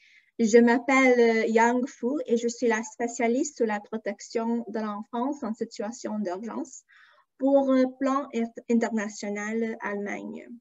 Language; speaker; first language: French; non-native, fluent; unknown